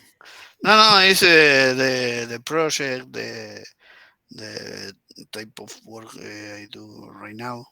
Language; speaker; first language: English; non-native, learner; Spanish